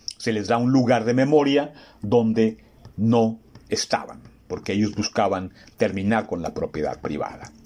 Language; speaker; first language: Spanish; native; Spanish